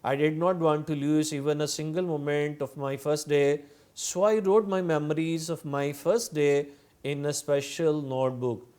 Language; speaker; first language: English; non-native, local second language; Urdu